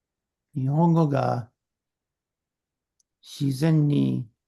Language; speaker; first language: Japanese; non-native, learner; English